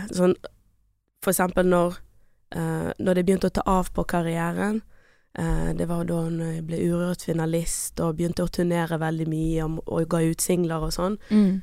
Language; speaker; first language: Norwegian; early bilingual, other home language; Portuguese